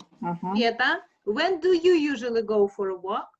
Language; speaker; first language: English; non-native, fluent; Russian